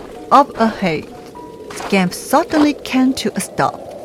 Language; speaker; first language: English; non-native, fluent; Chinese